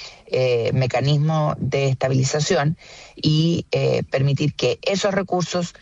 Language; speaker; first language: Spanish; native; Spanish